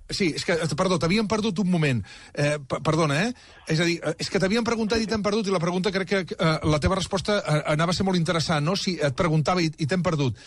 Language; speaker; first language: Catalan; native; Catalan